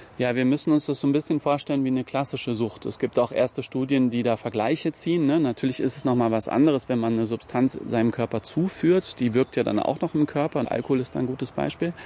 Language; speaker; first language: German; native; German